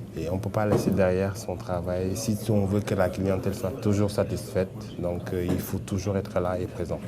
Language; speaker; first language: French; non-native, local second language; Wolof